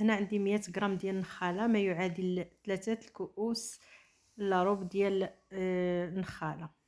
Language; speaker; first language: Arabic; native; Arabic